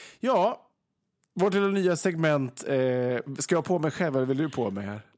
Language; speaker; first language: Swedish; native; Swedish